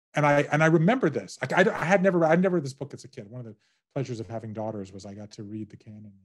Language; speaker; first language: English; native; English